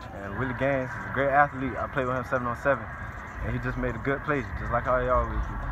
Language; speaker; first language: English; native; English